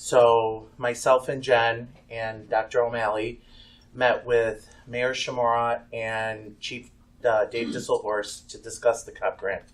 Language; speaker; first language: English; native; English